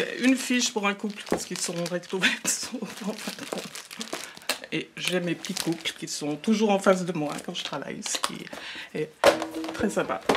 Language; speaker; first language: French; native; French